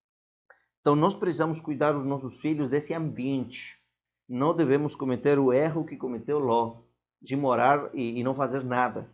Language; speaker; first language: Portuguese; non-native, fluent; Spanish